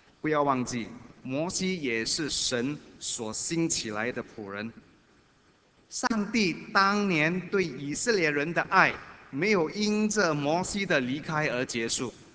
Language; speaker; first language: Chinese; native; Chinese